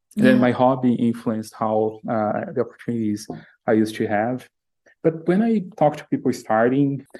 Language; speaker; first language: English; non-native, fluent; Portuguese